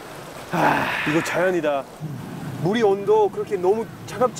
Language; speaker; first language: Korean; non-native, fluent; English